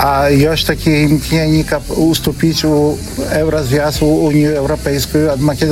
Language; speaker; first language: Polish; non-native, learner; Belarusian